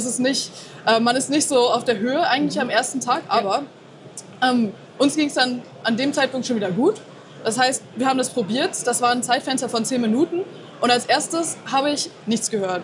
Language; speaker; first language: German; native; German